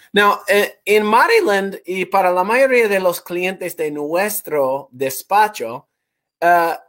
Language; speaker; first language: Spanish; non-native, fluent; English